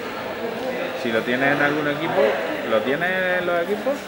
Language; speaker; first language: Spanish; native; Spanish